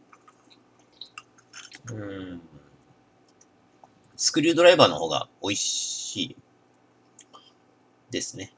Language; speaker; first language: Japanese; native; Japanese